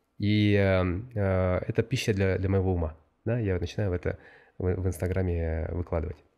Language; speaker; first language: Russian; native; Russian